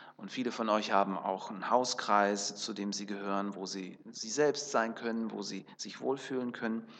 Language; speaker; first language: German; early bilingual, other home language; Russian